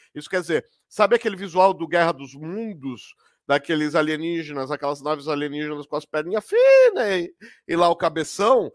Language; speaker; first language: Portuguese; native; Portuguese